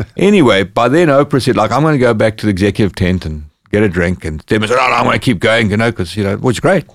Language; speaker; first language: English; native; English